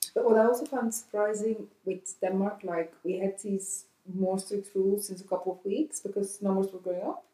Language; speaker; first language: English; non-native, fluent; Dutch